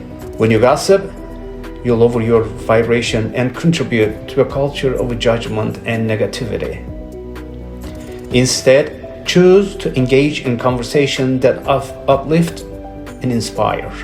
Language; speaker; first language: English; non-native, fluent; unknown